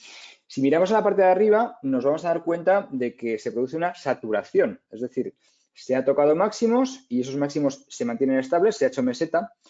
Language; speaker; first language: Spanish; native; Spanish